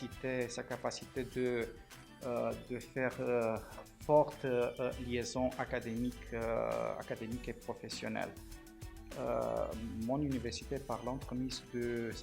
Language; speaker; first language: French; non-native, fluent; Romanian